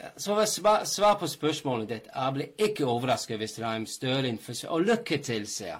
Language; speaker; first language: Norwegian; non-native, fluent; English